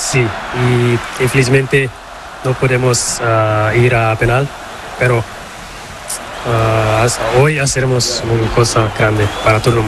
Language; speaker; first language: Spanish; non-native, learner; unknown